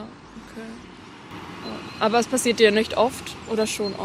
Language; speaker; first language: German; native; German